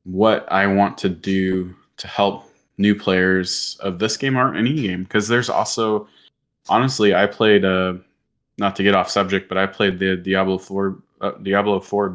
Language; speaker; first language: English; native; English